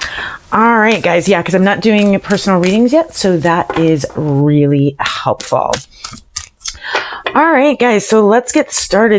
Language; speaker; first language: English; native; English